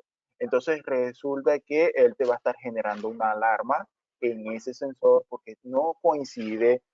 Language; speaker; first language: Spanish; native; Spanish